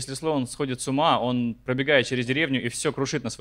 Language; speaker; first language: Russian; native; Russian